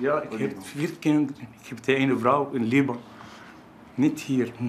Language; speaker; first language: Dutch; non-native, learner; Arabic